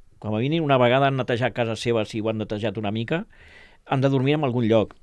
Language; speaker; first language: Catalan; native; Catalan